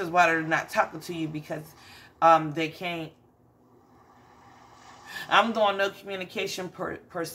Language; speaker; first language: English; native; English